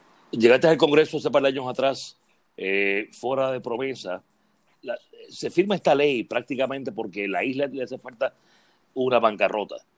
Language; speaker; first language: Spanish; native; Spanish